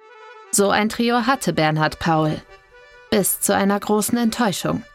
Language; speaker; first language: German; native; German